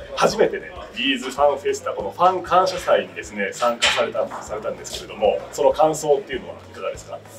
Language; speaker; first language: Japanese; native; Japanese